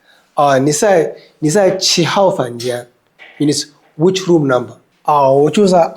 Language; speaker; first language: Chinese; non-native, fluent; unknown